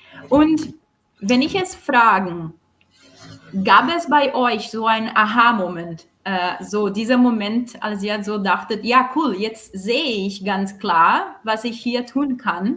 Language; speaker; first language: German; non-native, fluent; Portuguese